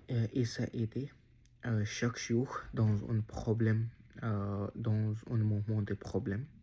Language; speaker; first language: French; non-native, learner; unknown